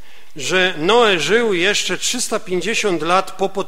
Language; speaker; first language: Polish; native; Polish